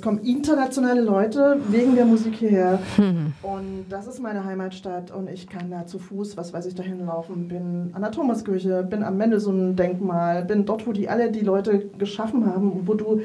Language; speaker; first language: German; native; German